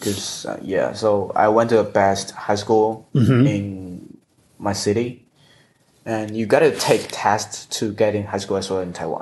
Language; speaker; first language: English; non-native, fluent; Chinese